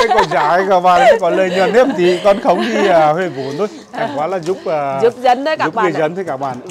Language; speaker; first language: Vietnamese; native; Vietnamese